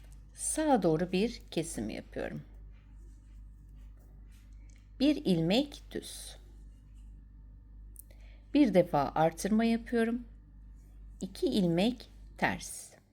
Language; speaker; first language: Turkish; native; Turkish